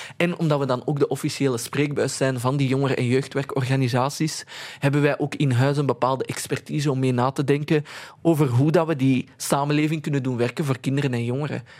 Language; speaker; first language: Dutch; early bilingual, other home language; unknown